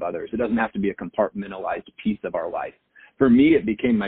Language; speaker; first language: English; native; English